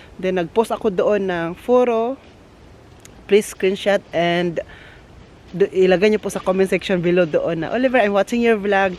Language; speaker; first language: Filipino; non-native, local second language; Cebuano